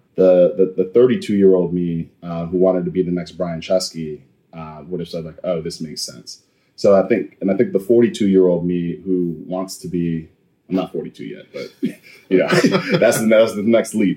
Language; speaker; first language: English; native; English